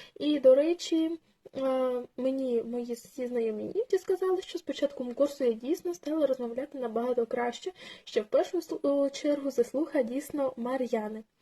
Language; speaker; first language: Ukrainian; native; Ukrainian